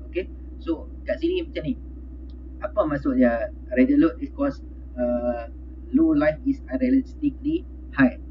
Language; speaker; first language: English; non-native, local second language; Malay